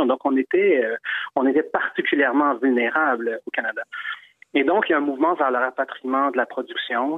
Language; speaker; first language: French; native; French